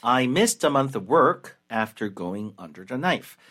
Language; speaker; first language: English; non-native, fluent; Korean